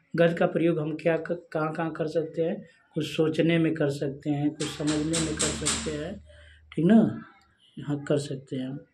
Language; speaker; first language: Hindi; native; Hindi